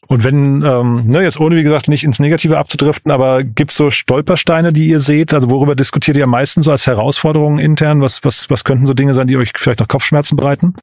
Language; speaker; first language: German; native; German